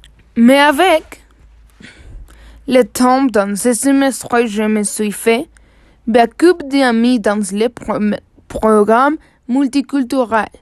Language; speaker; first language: French; non-native, learner; Spanish